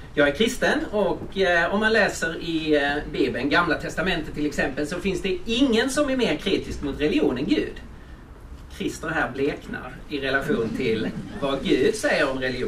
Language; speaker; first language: Swedish; native; Swedish